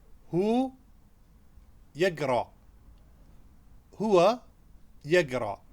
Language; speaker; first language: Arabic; non-native, fluent; Urdu